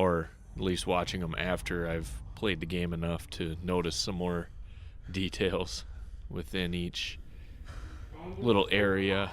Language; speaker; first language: English; native; English